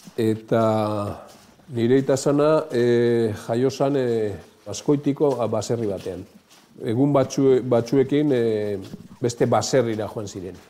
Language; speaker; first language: Basque; native; Basque